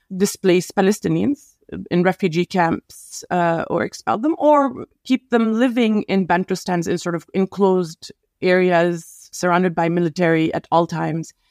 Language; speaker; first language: English; non-native, fluent; Arabic